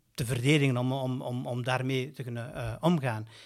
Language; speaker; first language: Dutch; native; Dutch